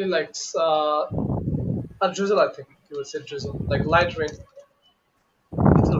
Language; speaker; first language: English; non-native, local second language; Bangla